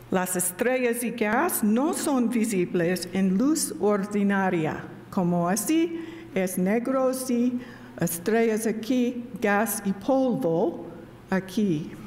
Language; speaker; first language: Spanish; non-native, learner; English